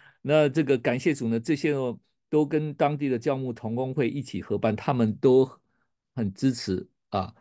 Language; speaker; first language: Chinese; native; Chinese